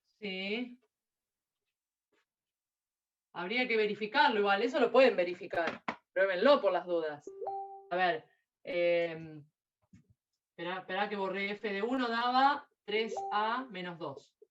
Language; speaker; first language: Spanish; native; Spanish